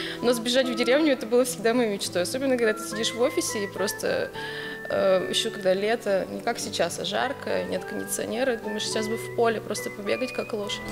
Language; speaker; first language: Russian; native; Russian